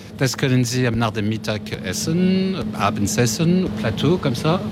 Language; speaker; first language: German; non-native, local second language; French